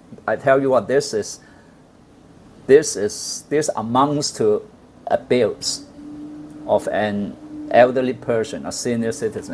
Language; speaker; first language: English; non-native, local second language; Cantonese